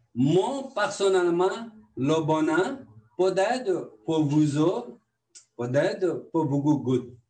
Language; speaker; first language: French; non-native, learner; Tibetan